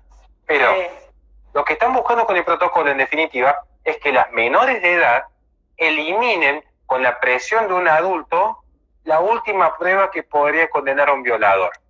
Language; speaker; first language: Spanish; native; Spanish